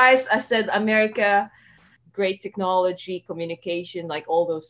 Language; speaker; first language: English; non-native, local second language; Filipino